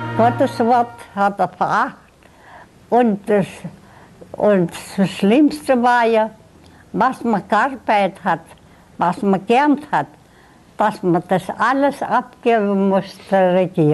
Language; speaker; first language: German; early bilingual, heritage; German